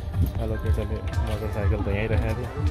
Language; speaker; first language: English; non-native, learner; Nepali